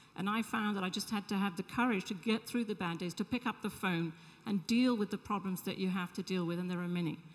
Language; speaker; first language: English; native; English